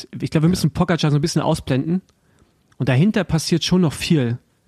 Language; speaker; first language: German; native; German